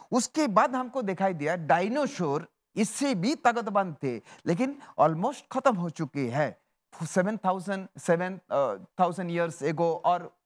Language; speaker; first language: Hindi; non-native, local second language; Bangla